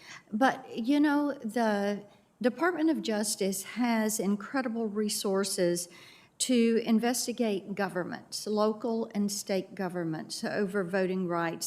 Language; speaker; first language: English; native; English